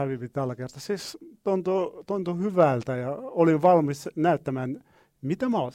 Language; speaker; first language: Finnish; non-native, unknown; Arabic